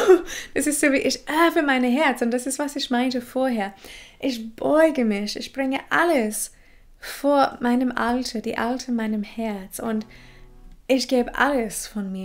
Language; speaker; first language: German; non-native, fluent; English